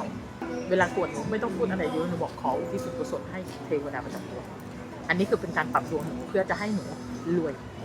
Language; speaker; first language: Thai; native; Thai